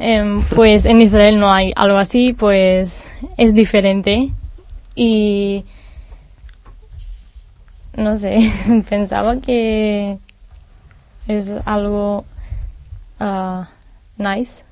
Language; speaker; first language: Spanish; non-native, learner; Hebrew